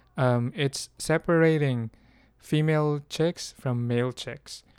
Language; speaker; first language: English; non-native, local second language; Filipino